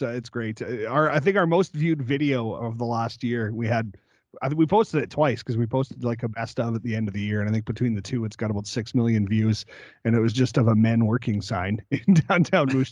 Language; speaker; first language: English; native; English